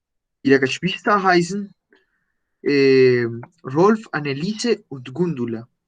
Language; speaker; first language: German; non-native, learner; Spanish